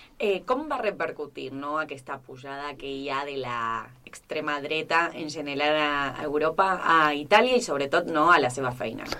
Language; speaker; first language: Catalan; non-native, fluent; Spanish